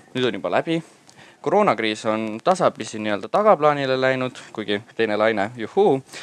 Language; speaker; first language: Estonian; non-native, local second language; Russian